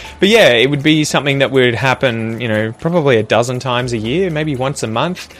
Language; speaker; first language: English; native; English